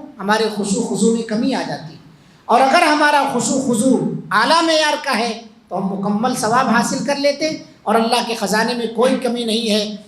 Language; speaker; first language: Urdu; native; Urdu